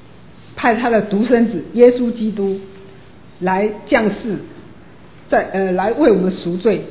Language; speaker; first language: Chinese; native; Chinese